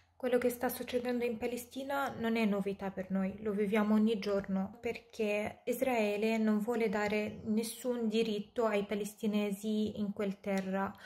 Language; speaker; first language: Italian; non-native, fluent; Arabic